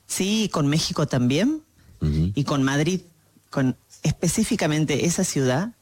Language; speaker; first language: Portuguese; non-native, learner; Spanish